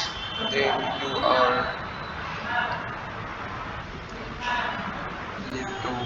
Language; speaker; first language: English; non-native, learner; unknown